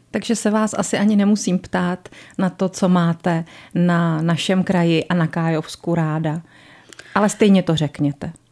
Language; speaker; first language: Czech; native; Czech